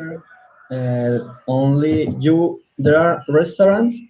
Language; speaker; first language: English; non-native, learner; Spanish